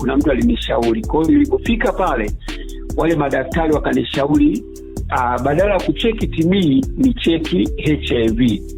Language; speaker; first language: Swahili; native; Swahili